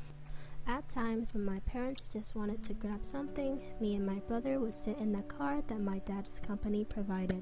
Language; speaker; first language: English; non-native, fluent; Chinese